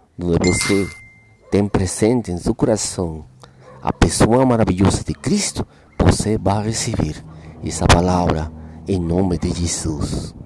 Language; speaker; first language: Portuguese; non-native, learner; Spanish